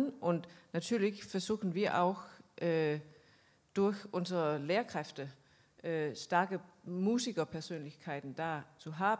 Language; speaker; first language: German; non-native, fluent; Danish